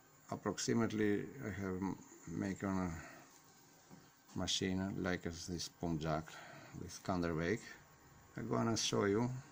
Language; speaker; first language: English; non-native, learner; Greek